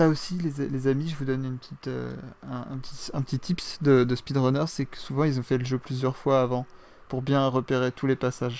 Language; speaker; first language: French; native; French